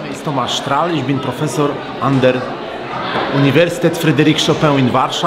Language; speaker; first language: German; non-native, fluent; Polish